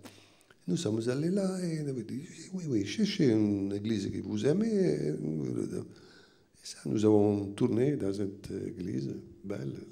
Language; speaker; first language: French; non-native, fluent; Italian